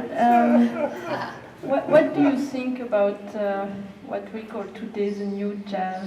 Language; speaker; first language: English; non-native, learner; French